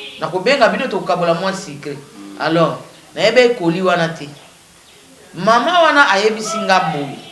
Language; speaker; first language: Lingala; non-native, local second language; Kongo